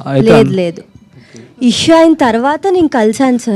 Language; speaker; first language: Telugu; native; Telugu